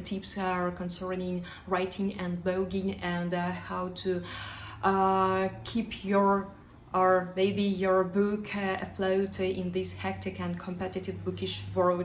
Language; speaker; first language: English; non-native, fluent; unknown